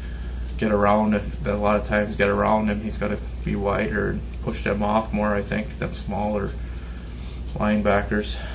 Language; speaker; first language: English; native; English